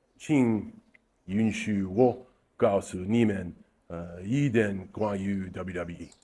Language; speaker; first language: Chinese; non-native, learner; English